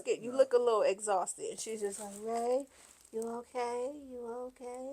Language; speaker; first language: English; native; English